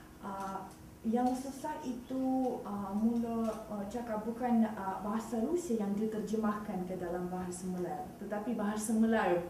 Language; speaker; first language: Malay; non-native, learner; Russian